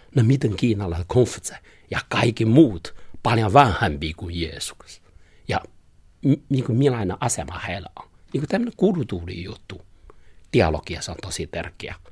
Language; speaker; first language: Finnish; non-native, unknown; Chinese